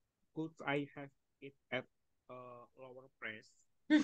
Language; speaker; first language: English; non-native, learner; Indonesian